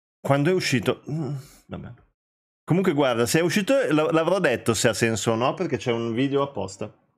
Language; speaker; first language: Italian; early bilingual, other home language; Albanian